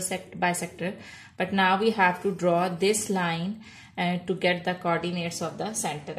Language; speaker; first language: English; non-native, local second language; Urdu